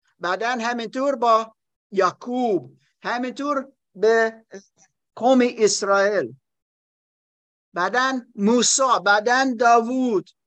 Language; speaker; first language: Persian; non-native, learner; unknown